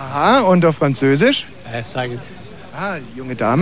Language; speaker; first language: German; native; German